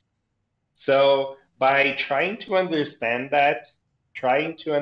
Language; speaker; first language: English; non-native, fluent; Portuguese